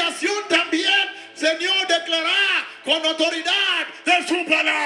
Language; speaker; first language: Spanish; non-native, learner; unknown